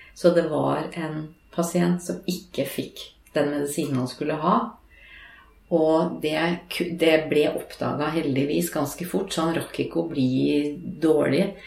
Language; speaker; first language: Norwegian; native; Norwegian